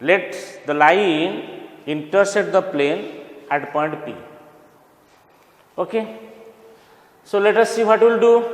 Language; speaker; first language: English; non-native, local second language; Odia